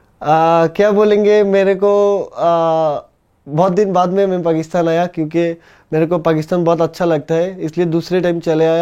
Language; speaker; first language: Hindi; non-native, learner; Bangla